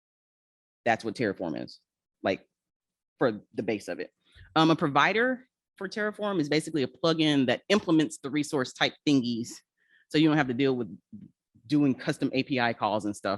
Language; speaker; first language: English; native; English